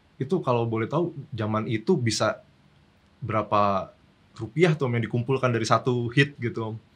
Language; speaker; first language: Indonesian; native; Indonesian